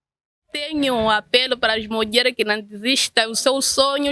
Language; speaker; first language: Portuguese; non-native, local second language; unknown